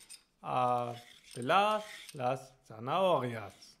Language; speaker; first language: Spanish; non-native, learner; German